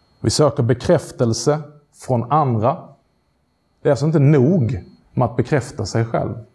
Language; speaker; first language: Swedish; native; Swedish